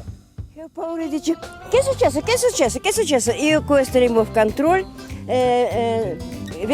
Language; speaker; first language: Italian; non-native, learner; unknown